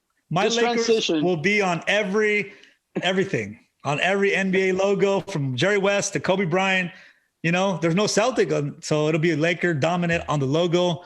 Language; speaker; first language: English; native; English